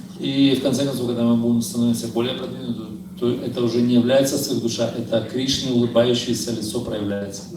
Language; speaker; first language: Russian; native; Russian